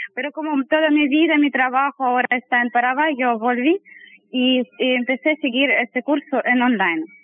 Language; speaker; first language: Spanish; non-native, learner; Russian